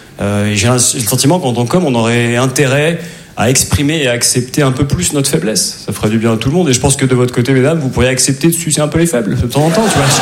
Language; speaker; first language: French; native; French